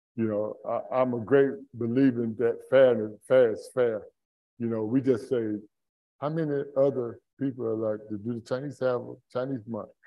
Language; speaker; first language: English; native; English